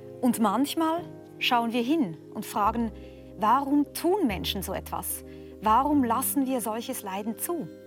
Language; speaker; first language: German; native; German